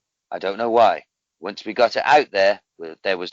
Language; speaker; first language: English; native; English